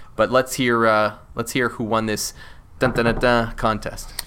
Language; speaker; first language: English; native; English